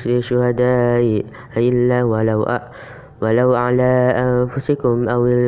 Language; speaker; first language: Arabic; non-native, learner; Indonesian